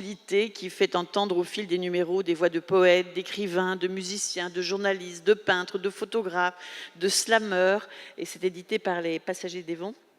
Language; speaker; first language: French; native; French